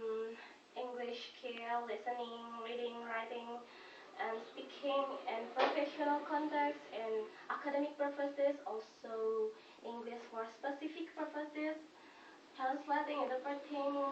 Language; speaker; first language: English; non-native, fluent; Indonesian